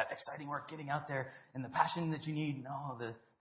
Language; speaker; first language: English; native; English